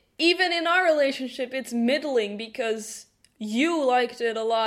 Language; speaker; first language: English; non-native, fluent; Dutch